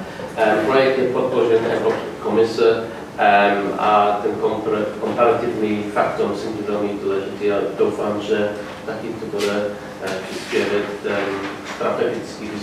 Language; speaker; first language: Czech; non-native, learner; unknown